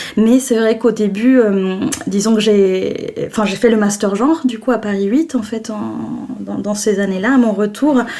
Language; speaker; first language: French; non-native, fluent; Spanish